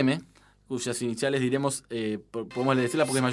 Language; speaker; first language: Spanish; native; Spanish